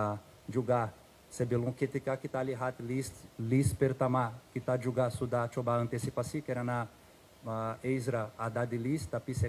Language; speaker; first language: Indonesian; non-native, fluent; Portuguese